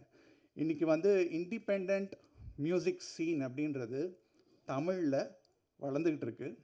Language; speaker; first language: Tamil; native; Tamil